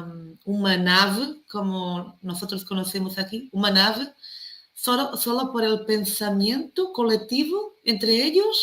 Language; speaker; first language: Spanish; non-native, fluent; Portuguese